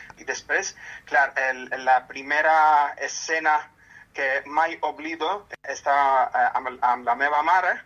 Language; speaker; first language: Catalan; non-native, fluent; Arabic